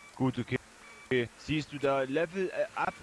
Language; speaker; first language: German; native; German